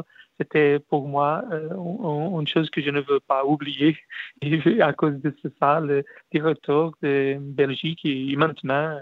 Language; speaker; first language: French; non-native, learner; Portuguese